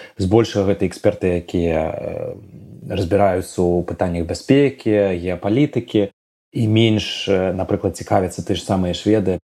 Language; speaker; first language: Belarusian; non-native, local second language; Russian